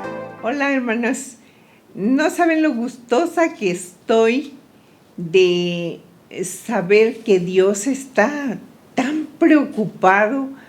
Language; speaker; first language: Spanish; native; Spanish